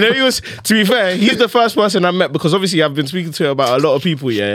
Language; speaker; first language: English; native; English